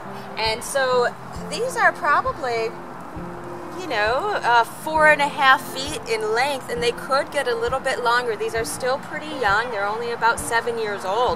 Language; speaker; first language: English; native; English